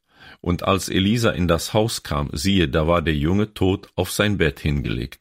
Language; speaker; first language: German; native; German